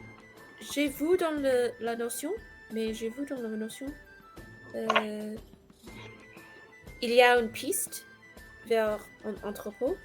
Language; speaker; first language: French; non-native, learner; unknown